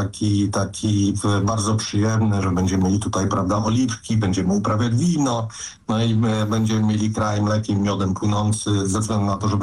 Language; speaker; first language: Polish; native; Polish